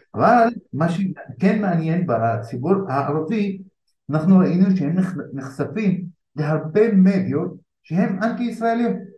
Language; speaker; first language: Hebrew; non-native, local second language; Arabic